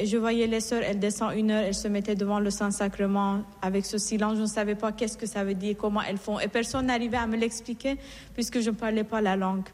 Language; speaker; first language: French; non-native, fluent; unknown